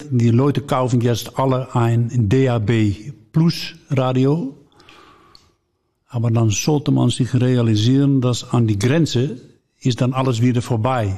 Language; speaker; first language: German; non-native, learner; Dutch